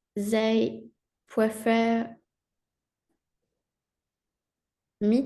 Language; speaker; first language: English; non-native, learner; French